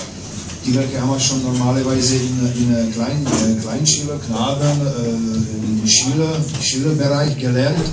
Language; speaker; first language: German; non-native, fluent; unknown